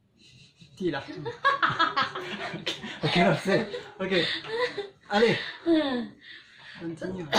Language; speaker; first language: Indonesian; non-native, learner; French